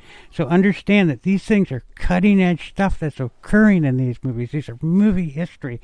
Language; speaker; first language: English; native; English